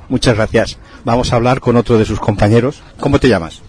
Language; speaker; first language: Spanish; native; Spanish